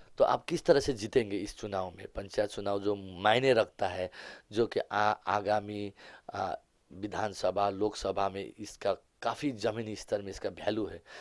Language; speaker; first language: Hindi; non-native, local second language; Bangla